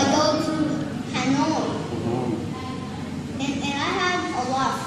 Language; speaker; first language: English; non-native, learner; Vietnamese